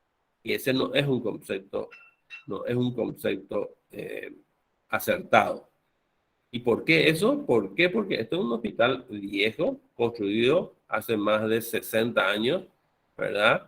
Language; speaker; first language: Spanish; native; Spanish